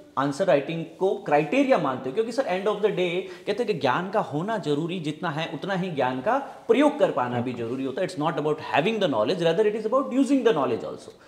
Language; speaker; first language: Hindi; native; Hindi